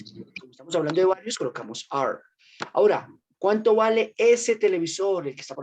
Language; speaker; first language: Spanish; native; Spanish